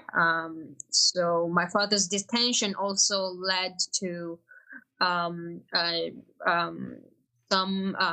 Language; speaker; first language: English; non-native, fluent; Chinese